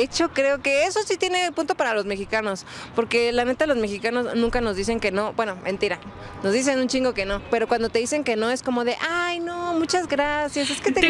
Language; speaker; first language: Spanish; native; Spanish